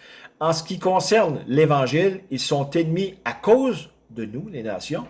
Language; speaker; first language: French; native; French